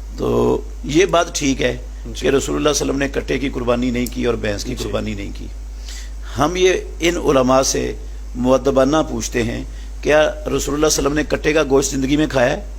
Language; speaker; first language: Urdu; non-native, local second language; Punjabi